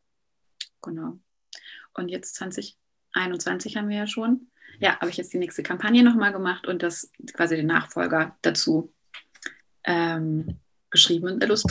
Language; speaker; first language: German; native; German